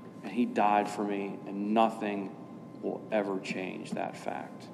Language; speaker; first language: English; native; English